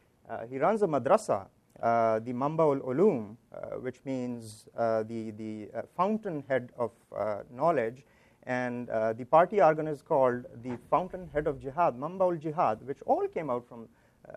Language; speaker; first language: English; non-native, local second language; Pashto